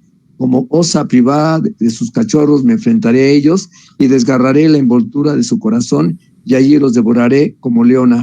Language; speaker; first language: Spanish; native; Spanish